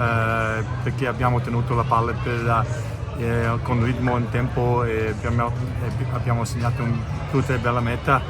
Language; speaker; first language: Italian; non-native, learner; English